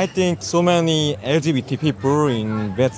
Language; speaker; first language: English; non-native, learner; Korean